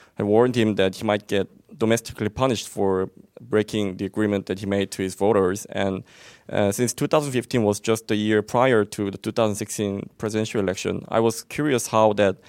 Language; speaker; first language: English; non-native, fluent; Korean